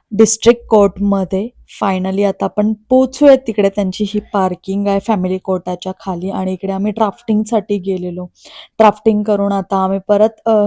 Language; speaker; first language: Marathi; native; Marathi